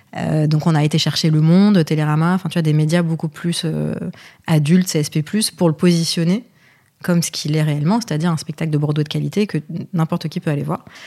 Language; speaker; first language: French; early bilingual, other home language; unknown